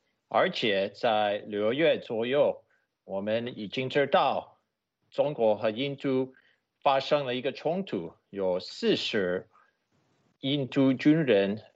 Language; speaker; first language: Chinese; non-native, fluent; English